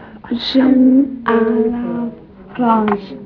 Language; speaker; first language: French; non-native, learner; English